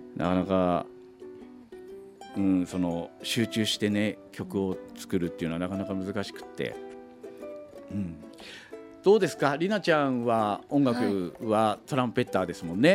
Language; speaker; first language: Japanese; native; Japanese